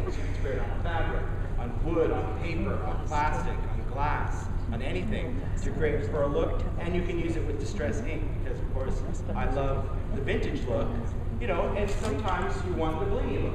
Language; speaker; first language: English; native; English